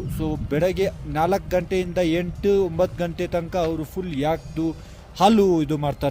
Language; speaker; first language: Kannada; non-native, local second language; Ladakhi